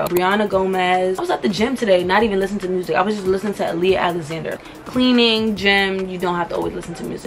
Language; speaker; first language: English; native; English